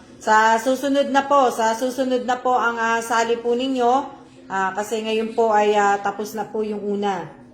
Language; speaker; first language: Filipino; non-native, local second language; Cebuano